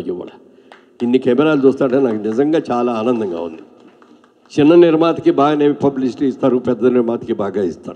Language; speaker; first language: Telugu; native; Telugu